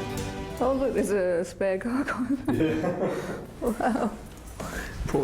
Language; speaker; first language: English; native; English